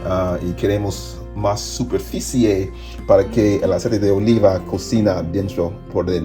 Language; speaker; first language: Spanish; non-native, learner; English